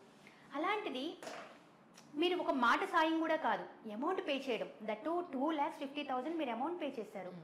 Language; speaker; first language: Telugu; native; Telugu